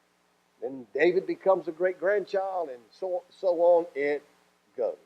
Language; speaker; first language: English; native; English